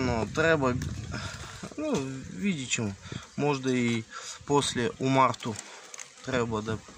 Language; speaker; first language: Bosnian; non-native, learner; Russian